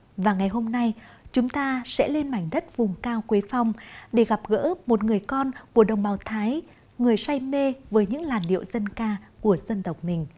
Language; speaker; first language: Vietnamese; native; Vietnamese